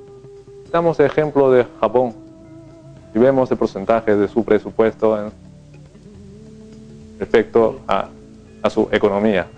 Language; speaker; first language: Spanish; non-native, fluent; Chinese